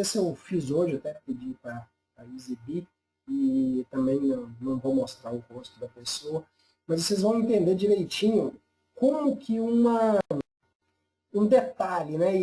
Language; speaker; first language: Portuguese; native; Portuguese